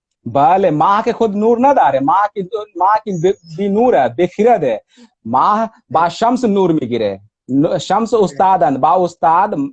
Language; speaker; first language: Persian; non-native, learner; Hindi